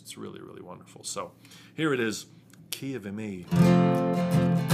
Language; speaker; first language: English; early bilingual, other home language; Ukrainian